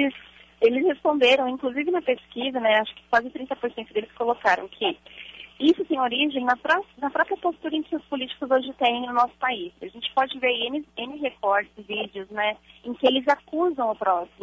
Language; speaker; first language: Portuguese; native; Portuguese